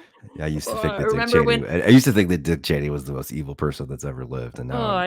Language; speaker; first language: English; native; English